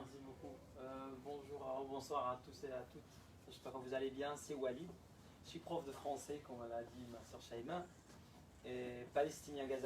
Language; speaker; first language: French; non-native, fluent; Arabic